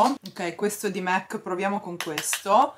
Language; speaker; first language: Italian; native; Italian